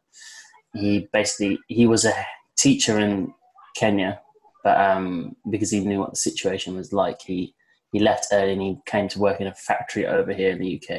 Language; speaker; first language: English; native; English